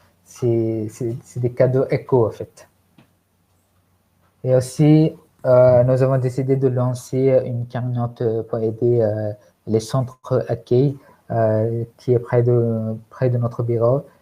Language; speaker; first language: French; non-native, fluent; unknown